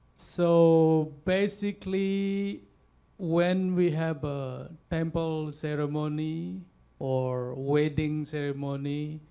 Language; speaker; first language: English; non-native, fluent; Balinese